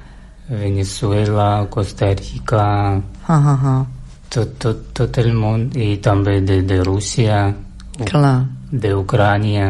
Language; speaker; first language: Catalan; non-native, learner; Russian